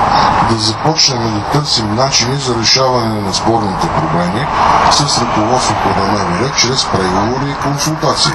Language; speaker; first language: Bulgarian; native; Bulgarian